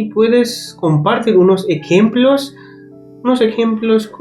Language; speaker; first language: Spanish; non-native, learner; Bangla